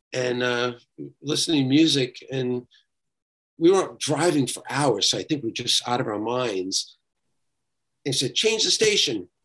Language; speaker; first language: English; native; English